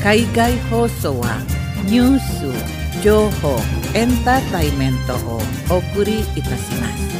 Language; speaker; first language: Japanese; non-native, fluent; Indonesian